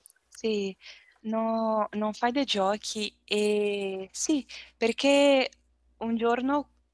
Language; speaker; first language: Italian; non-native, learner; Portuguese